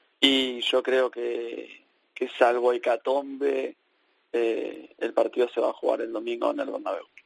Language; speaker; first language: Spanish; native; Spanish